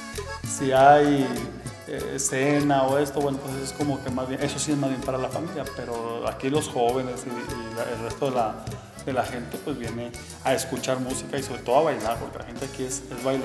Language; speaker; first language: Spanish; native; Spanish